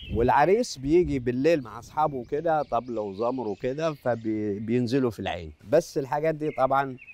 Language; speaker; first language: Egyptian Arabic; non-native, local second language; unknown